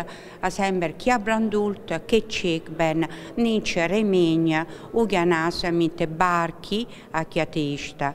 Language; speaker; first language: Hungarian; non-native, learner; Italian